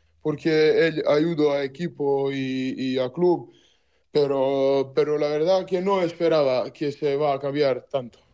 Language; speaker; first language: Spanish; non-native, learner; Serbian